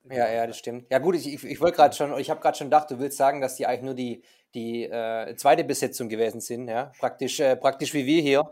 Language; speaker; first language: German; native; German